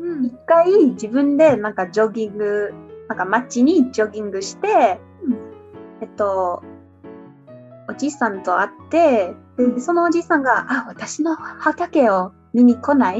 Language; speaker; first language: Japanese; non-native, fluent; English